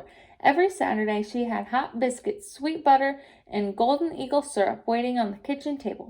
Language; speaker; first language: English; native; English